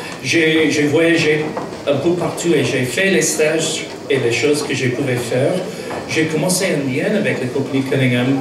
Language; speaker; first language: French; non-native, fluent; English